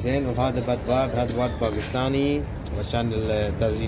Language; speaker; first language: Arabic; non-native, learner; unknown